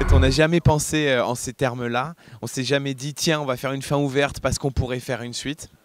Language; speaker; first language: French; native; French